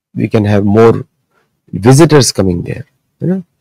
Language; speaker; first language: Hindi; early bilingual, other home language; Marathi